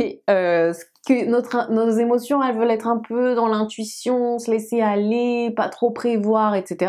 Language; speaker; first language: French; native; French